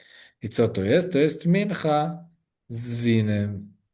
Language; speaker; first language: Polish; non-native, learner; Hebrew